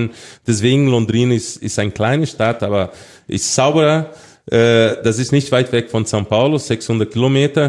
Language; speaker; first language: German; non-native, fluent; Portuguese